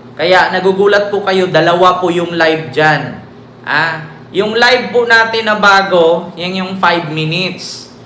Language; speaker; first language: Filipino; native; Filipino